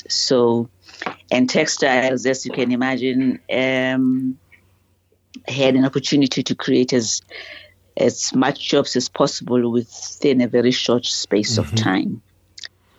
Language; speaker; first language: English; non-native, local second language; Southern Sotho